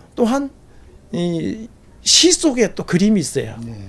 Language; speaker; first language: Korean; native; Korean